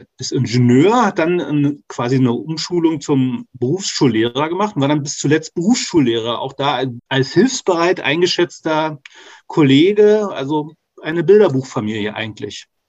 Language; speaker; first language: German; native; German